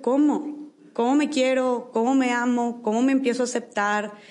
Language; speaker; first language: Spanish; native; Spanish